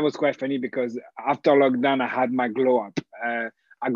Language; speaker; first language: English; non-native, fluent; French